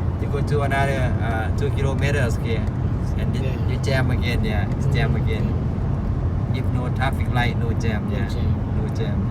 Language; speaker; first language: English; non-native, learner; Thai